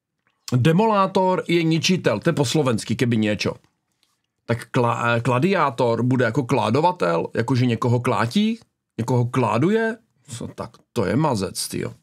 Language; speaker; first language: Czech; native; Czech